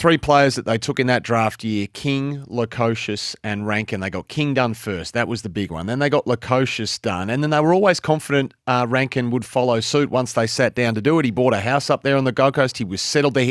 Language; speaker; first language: English; native; English